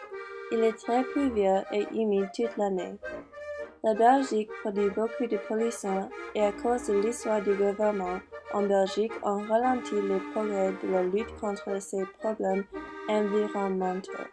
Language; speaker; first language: French; non-native, learner; English